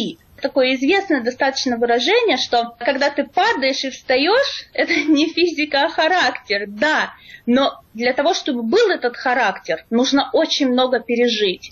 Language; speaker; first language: Russian; native; Russian